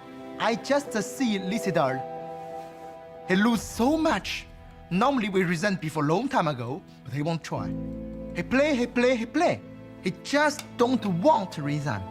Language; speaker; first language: English; non-native, learner; Chinese